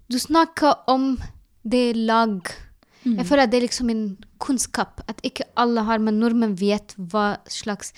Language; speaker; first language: Norwegian; non-native, learner; Arabic